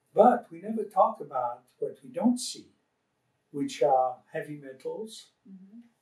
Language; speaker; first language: English; non-native, fluent; French